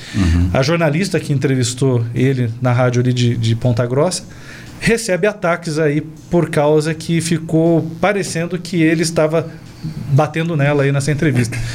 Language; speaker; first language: Portuguese; native; Portuguese